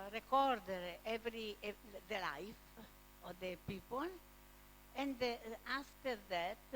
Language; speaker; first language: English; non-native, learner; Italian